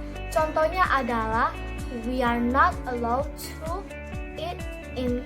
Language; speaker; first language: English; non-native, learner; Indonesian